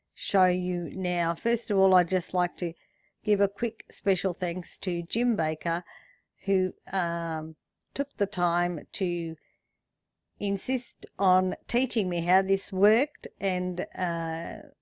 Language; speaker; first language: English; native; English